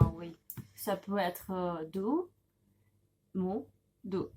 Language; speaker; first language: French; non-native, learner; Russian